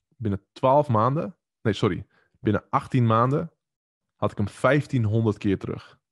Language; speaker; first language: Dutch; native; Dutch